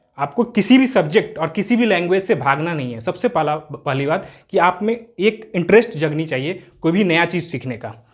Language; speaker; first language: Hindi; native; Hindi